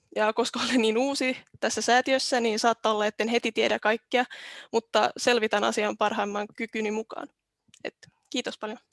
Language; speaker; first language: Finnish; non-native, local second language; Swedish